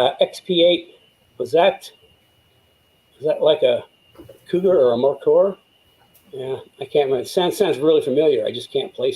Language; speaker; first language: English; native; English